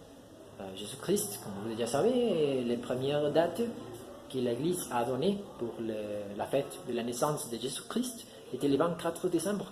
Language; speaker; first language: French; non-native, learner; Spanish